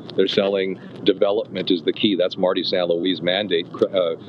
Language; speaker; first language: English; native; English